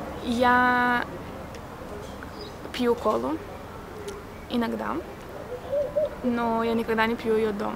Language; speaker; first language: Russian; early bilingual, heritage; Russian